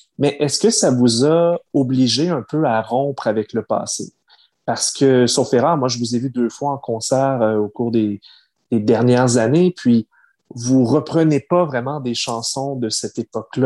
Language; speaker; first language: French; native; French